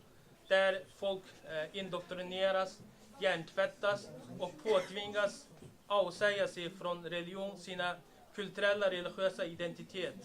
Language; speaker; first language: Swedish; non-native, learner; Uyghur